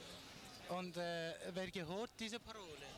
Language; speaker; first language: German; non-native, learner; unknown